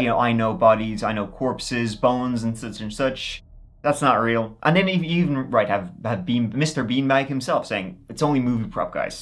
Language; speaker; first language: English; native; English